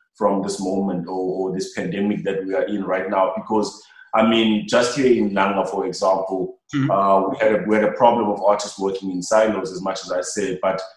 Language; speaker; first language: English; non-native, local second language; Xhosa